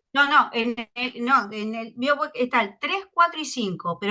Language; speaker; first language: Spanish; native; Spanish